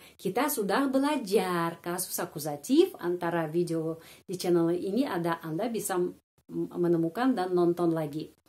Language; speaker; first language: Indonesian; non-native, fluent; Russian